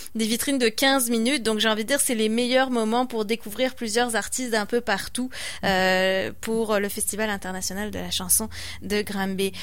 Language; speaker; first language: French; native; French